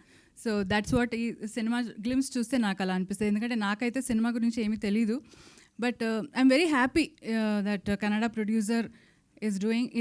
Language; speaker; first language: Telugu; non-native, local second language; Kannada